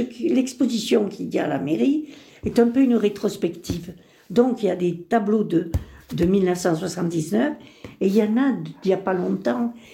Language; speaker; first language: French; early bilingual, other home language; Spanish